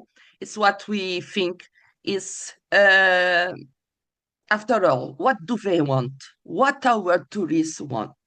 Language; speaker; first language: English; non-native, fluent; Portuguese